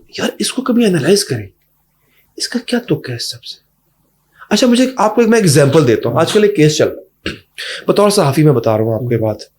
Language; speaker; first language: Urdu; native; Urdu